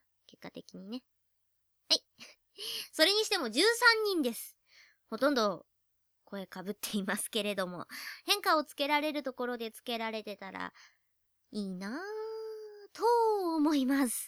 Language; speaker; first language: Japanese; native; Japanese